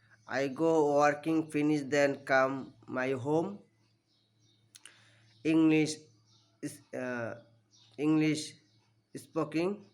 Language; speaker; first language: English; non-native, learner; Bangla